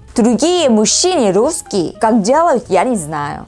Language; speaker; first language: Russian; non-native, learner; Korean